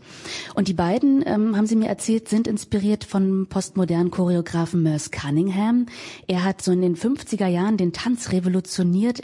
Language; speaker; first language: German; native; German